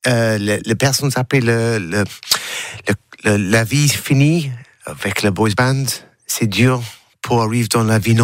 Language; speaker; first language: French; non-native, learner; English